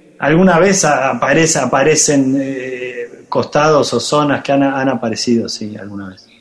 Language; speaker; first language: Spanish; native; Spanish